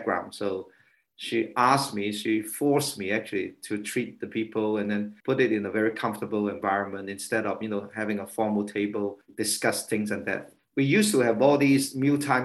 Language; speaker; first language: English; non-native, local second language; Cantonese